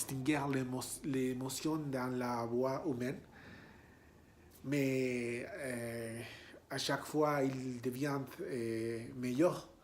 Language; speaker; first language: French; non-native, learner; Spanish